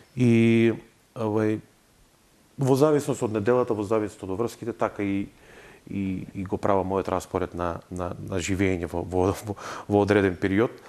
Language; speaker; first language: Macedonian; native; Macedonian